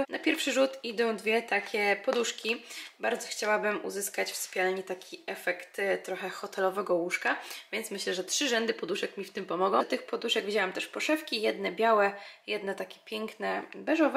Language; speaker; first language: Polish; native; Polish